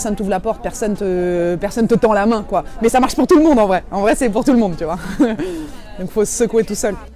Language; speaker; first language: French; native; French